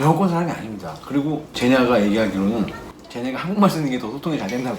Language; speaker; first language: Korean; native; Korean